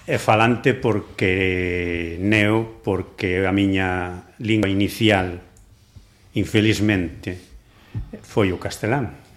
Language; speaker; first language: Galician; non-native, local second language; Spanish